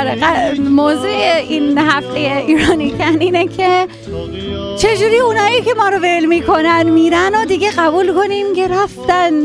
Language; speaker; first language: Persian; native; Persian